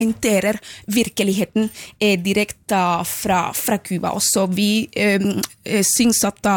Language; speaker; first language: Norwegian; non-native, fluent; Spanish